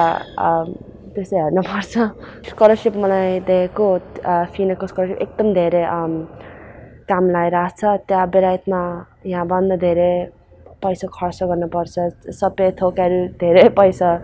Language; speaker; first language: Nepali; early bilingual, heritage; Nepali